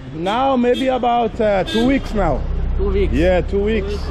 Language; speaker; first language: English; native; English